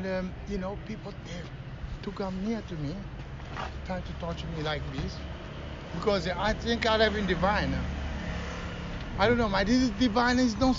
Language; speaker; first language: English; non-native, learner; Kabuverdianu